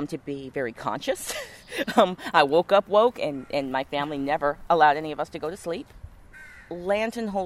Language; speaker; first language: English; native; English